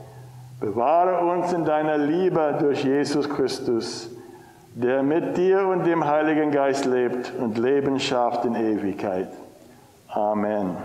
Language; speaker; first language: German; non-native, fluent; English